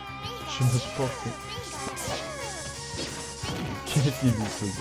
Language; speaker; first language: French; native; French